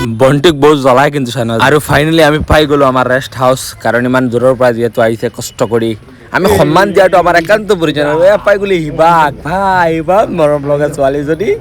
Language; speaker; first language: Assamese; non-native, local second language; Bangla